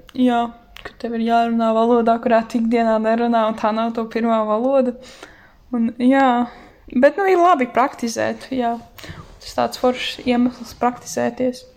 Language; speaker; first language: Latvian; native; Latvian